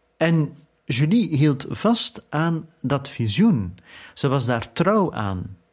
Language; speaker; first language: Dutch; native; Dutch